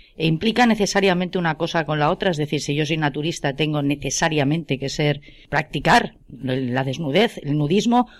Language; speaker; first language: Spanish; native; Spanish